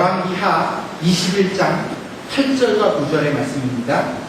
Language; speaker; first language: Korean; native; Korean